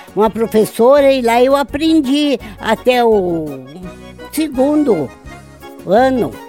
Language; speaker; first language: Portuguese; native; Portuguese